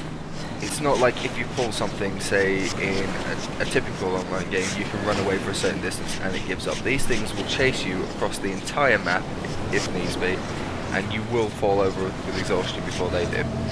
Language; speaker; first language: English; native; English